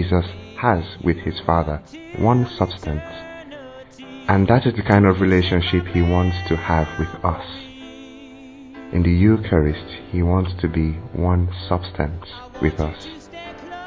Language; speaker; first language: English; non-native, local second language; Igbo